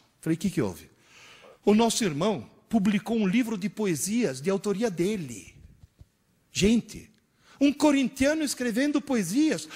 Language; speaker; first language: Portuguese; early bilingual, other home language; Italian